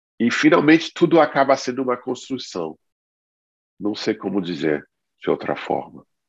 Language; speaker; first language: Portuguese; non-native, fluent; English